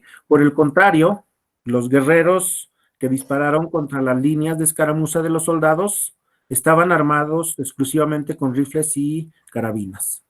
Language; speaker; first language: Spanish; native; Spanish